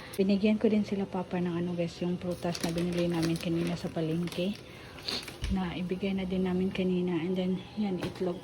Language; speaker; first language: Filipino; non-native, local second language; Cebuano